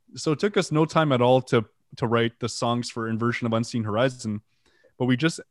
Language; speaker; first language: English; non-native, fluent; French